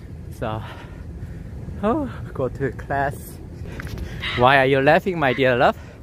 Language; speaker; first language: English; non-native, fluent; Korean